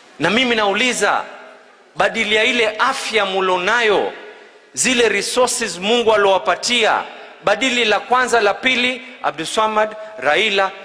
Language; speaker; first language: Swahili; native; Swahili